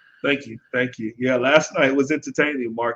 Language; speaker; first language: English; native; English